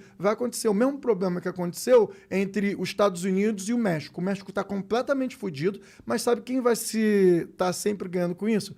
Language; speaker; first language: Portuguese; native; Portuguese